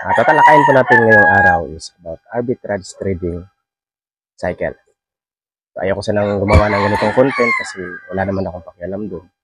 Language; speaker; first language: Filipino; non-native, local second language; Cebuano